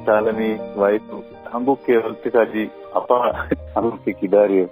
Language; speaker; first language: Korean; non-native, learner; Sinhala